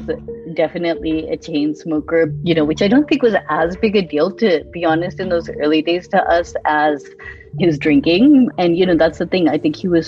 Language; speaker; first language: English; native; English